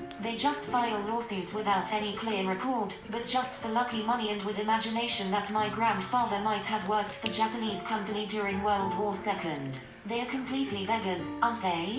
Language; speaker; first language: English; non-native, fluent; Japanese